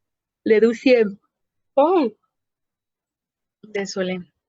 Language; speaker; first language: French; non-native, fluent; Spanish